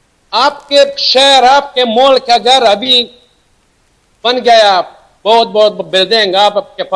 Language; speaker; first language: Hindi; non-native, fluent; Persian